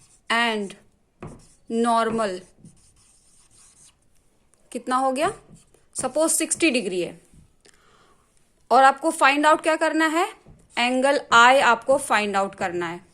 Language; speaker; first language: Hindi; native; Hindi